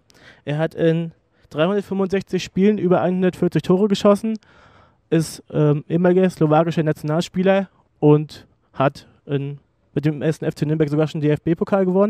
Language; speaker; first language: German; native; German